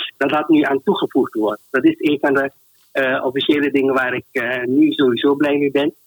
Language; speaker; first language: Dutch; native; Dutch